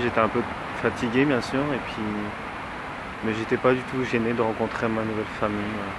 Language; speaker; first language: French; early bilingual, other home language; Korean